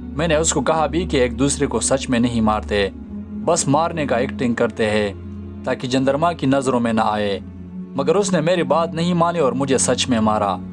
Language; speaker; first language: Urdu; non-native, local second language; Pashto